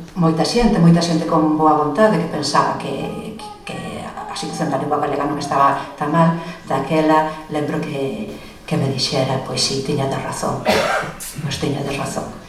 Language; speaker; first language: Galician; non-native, local second language; Spanish